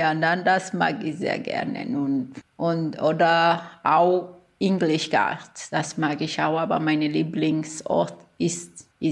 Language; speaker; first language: German; non-native, learner; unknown